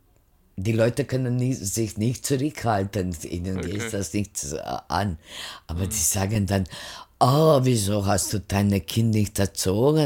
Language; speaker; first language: German; non-native, fluent; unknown